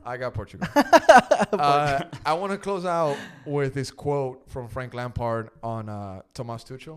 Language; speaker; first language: English; early bilingual, other home language; Spanish